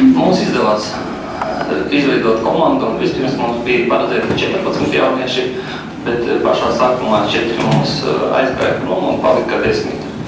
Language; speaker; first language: Latvian; non-native, local second language; Russian